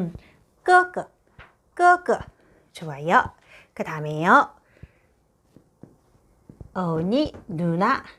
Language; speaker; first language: Korean; non-native, fluent; Chinese